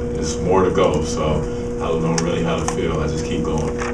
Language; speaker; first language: English; native; English